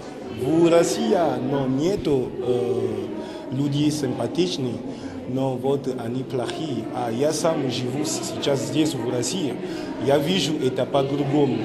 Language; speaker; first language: Russian; non-native, learner; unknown